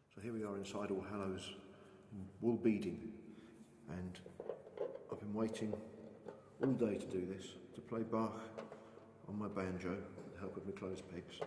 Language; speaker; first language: English; native; English